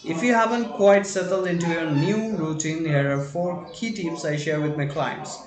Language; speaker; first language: English; non-native, local second language; Bangla